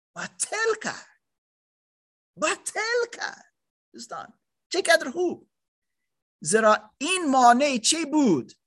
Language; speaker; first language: Persian; non-native, learner; German